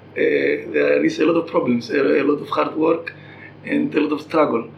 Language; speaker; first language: English; non-native, fluent; Greek